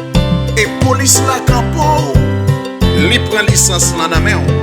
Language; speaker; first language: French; non-native, learner; Haitian Creole